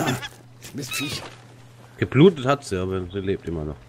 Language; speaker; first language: German; native; German